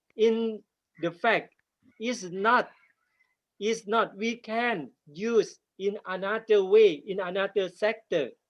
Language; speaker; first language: English; non-native, learner; Thai